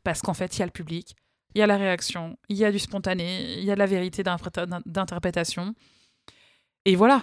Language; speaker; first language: French; native; French